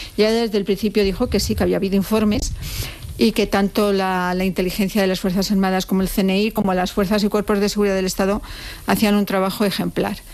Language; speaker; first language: Spanish; native; Spanish